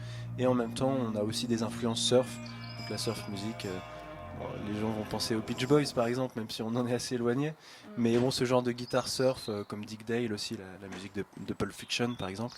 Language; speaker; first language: French; native; French